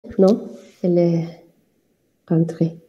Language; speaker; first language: French; non-native, fluent; Spanish